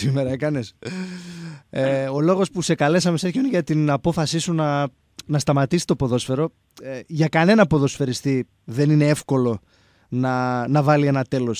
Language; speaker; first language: Greek; native; Greek